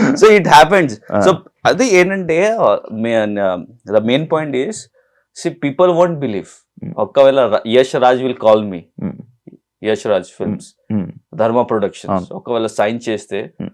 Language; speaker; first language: Telugu; non-native, learner; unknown